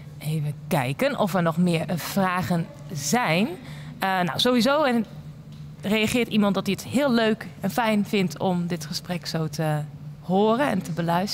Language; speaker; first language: Dutch; native; Dutch